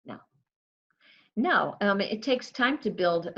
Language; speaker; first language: English; native; English